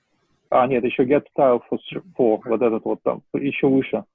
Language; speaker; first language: Russian; native; Russian